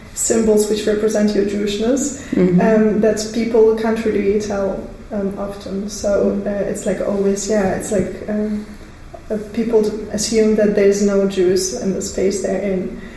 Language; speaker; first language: English; non-native, fluent; Russian